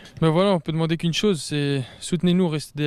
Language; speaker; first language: French; native; French